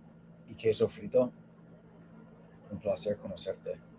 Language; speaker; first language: Spanish; non-native, learner; English